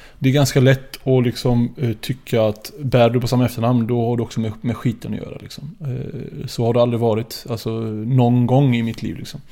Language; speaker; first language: Swedish; early bilingual, other home language; Arabic